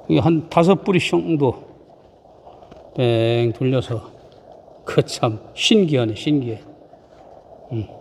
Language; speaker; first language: Korean; native; Korean